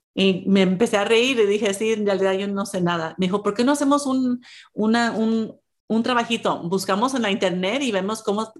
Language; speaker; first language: Spanish; early bilingual, heritage; Spanish